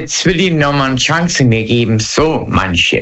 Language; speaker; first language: German; native; German